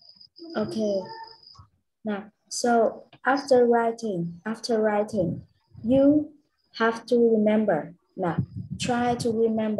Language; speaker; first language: English; non-native, learner; Vietnamese